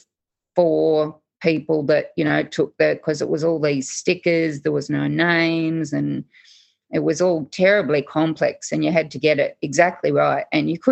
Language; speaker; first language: English; native; English